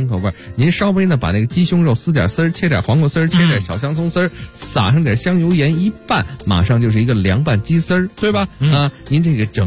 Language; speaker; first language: Chinese; native; Chinese